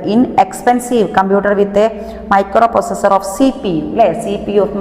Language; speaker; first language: English; non-native, local second language; Malayalam